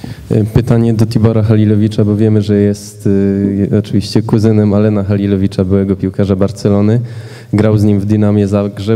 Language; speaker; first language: Polish; native; Polish